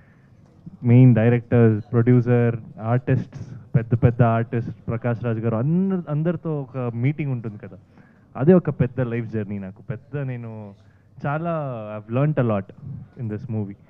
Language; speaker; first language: Telugu; non-native, fluent; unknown